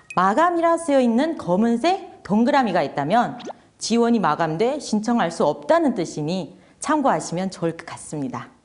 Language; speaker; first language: Korean; non-native, fluent; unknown